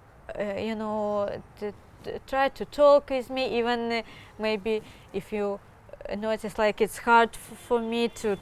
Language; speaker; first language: English; non-native, learner; Ukrainian